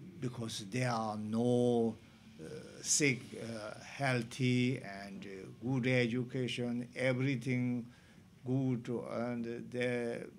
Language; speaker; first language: English; non-native, learner; Tibetan